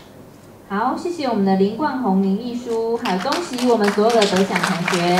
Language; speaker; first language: Chinese; native; Chinese